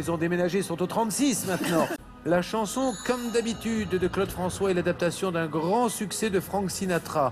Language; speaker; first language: French; native; French